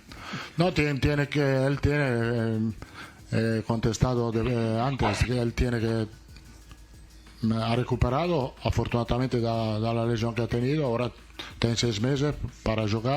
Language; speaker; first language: Spanish; non-native, fluent; Italian